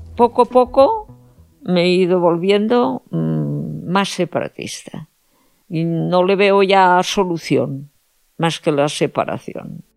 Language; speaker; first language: Spanish; non-native, local second language; Catalan